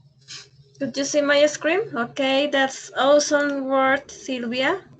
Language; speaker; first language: English; non-native, learner; Spanish